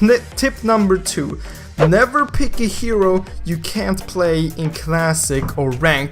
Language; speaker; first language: English; non-native, fluent; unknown